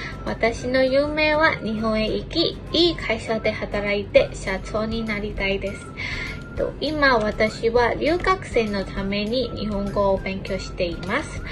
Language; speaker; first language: Japanese; non-native, learner; Burmese